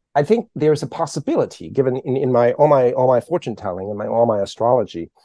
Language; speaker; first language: English; early bilingual, other home language; Chinese